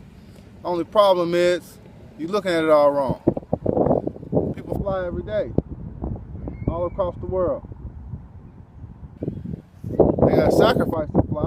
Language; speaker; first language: English; native; English